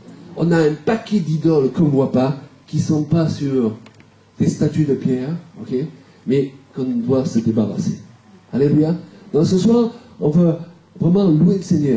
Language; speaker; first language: French; native; French